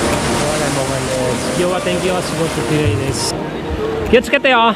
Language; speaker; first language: Japanese; non-native, fluent; Indonesian